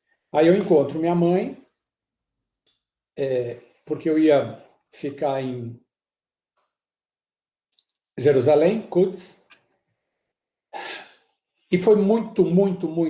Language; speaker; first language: Portuguese; early bilingual, other home language; Guarani